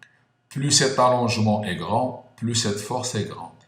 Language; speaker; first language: French; non-native, local second language; Arabic